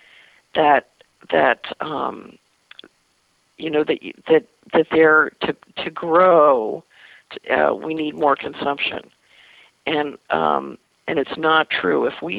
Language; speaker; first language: English; native; English